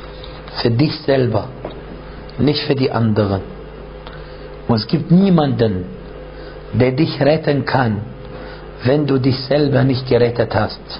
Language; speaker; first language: German; non-native, fluent; Arabic